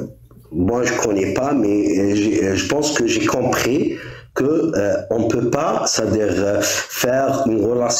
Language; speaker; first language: French; non-native, local second language; Arabic